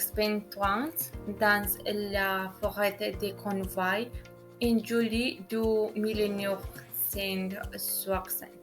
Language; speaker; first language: French; non-native, learner; Spanish